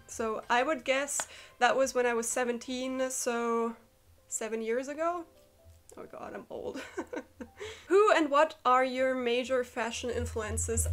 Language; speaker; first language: English; non-native, fluent; German